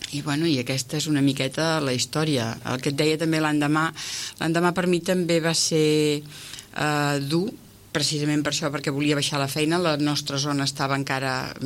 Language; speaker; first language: Catalan; native; Catalan